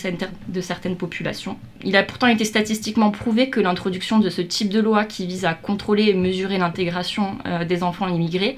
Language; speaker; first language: French; native; French